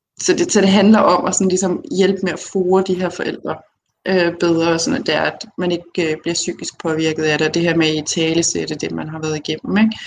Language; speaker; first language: Danish; early bilingual, other home language; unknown